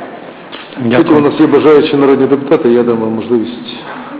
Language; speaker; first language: Ukrainian; native; Ukrainian